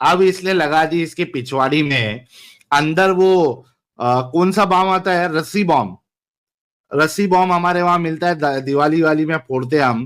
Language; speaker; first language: Hindi; native; Hindi